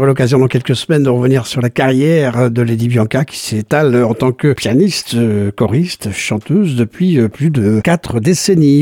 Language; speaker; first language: French; native; French